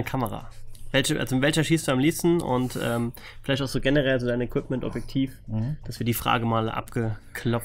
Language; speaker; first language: German; native; German